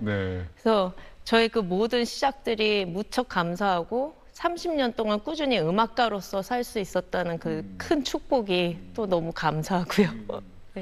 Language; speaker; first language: Korean; native; Korean